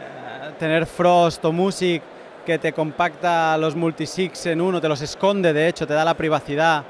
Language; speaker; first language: Spanish; native; Spanish